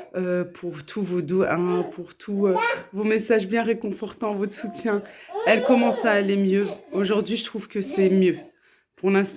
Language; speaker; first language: French; native; French